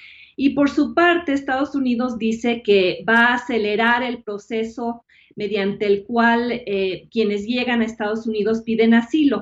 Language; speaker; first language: Spanish; native; Spanish